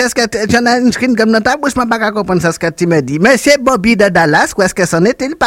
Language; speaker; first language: French; non-native, local second language; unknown